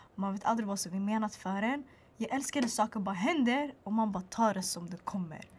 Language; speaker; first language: Swedish; early bilingual, other home language; Arabic